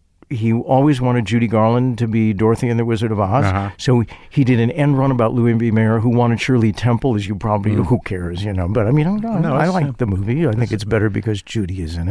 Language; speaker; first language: English; native; English